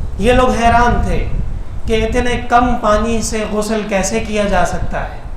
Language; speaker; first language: Urdu; non-native, local second language; Pashto